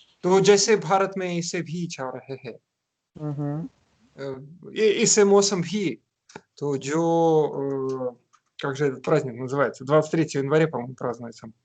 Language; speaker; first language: Russian; native; Russian